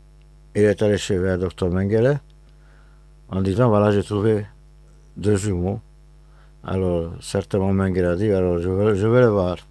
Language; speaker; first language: French; non-native, fluent; Hungarian